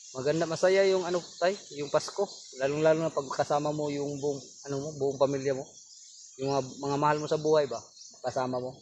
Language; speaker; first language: Filipino; non-native, local second language; Cebuano